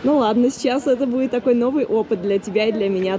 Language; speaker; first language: Russian; native; Russian